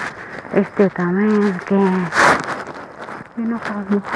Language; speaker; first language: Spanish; non-native, learner; Filipino